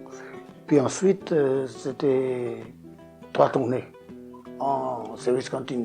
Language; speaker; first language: French; non-native, fluent; Portuguese